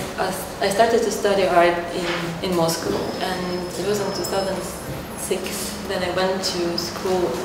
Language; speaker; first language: English; non-native, fluent; Russian